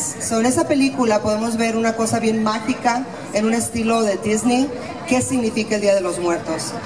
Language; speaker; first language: Spanish; early bilingual, heritage; Spanish